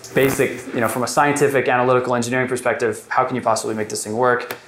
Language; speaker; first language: English; native; English